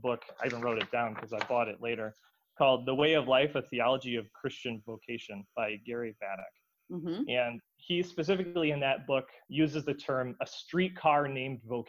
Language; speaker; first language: English; native; English